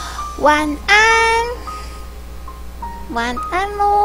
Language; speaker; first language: Chinese; native; Chinese